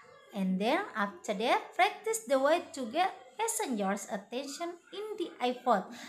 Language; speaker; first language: English; non-native, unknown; Indonesian